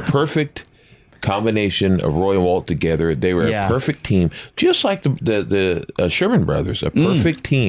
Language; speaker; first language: English; native; English